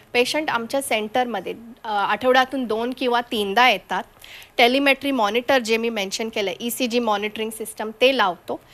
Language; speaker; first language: Marathi; non-native, local second language; Konkani